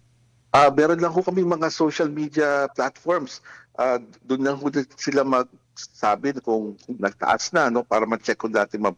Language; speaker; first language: Filipino; native; Filipino